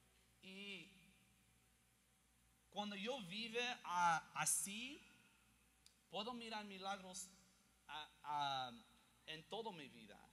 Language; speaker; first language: Spanish; early bilingual, heritage; English